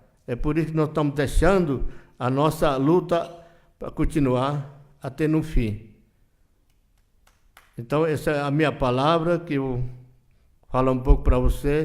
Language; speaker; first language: Portuguese; non-native, local second language; Yanomámi